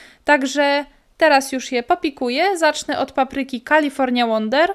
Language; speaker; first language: Polish; native; Polish